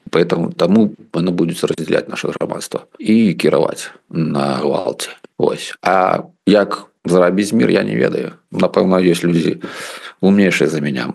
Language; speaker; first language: Belarusian; non-native, local second language; Russian